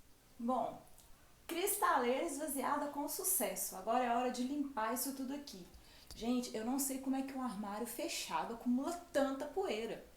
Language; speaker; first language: Portuguese; native; Portuguese